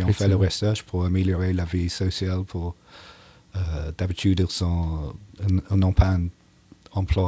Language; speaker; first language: French; non-native, learner; English